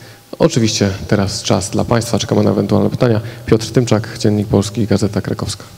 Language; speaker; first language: Polish; native; Polish